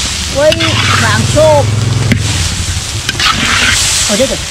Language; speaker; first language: Vietnamese; native; Vietnamese